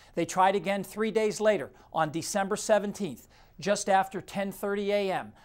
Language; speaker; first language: English; native; English